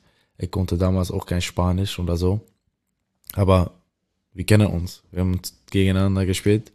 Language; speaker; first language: German; non-native, learner; Dutch